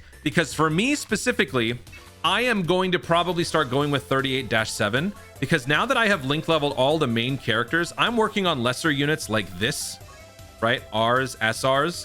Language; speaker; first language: English; native; English